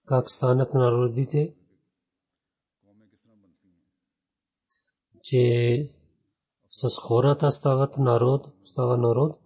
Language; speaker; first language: Bulgarian; non-native, fluent; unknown